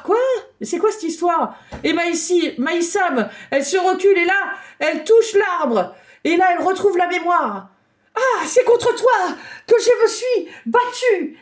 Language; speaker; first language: French; native; French